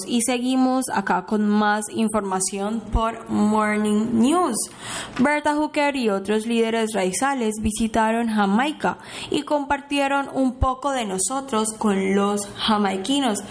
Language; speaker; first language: Spanish; non-native, local second language; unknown